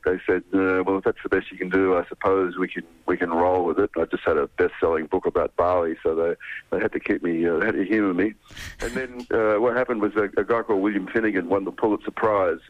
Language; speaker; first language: English; native; English